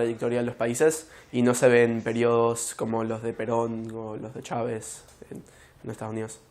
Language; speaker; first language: Spanish; early bilingual, heritage; Spanish